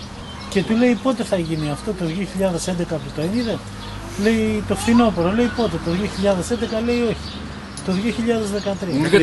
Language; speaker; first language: Greek; native; Greek